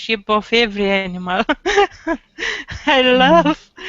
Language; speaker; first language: English; non-native, learner; Romanian